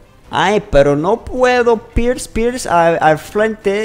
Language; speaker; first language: Spanish; non-native, learner; English